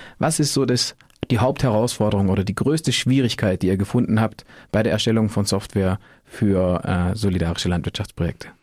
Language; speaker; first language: German; native; German